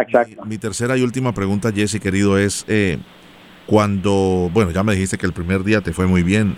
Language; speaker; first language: Spanish; native; Spanish